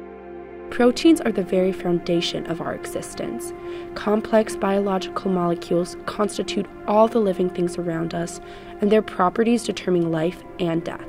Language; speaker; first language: English; native; English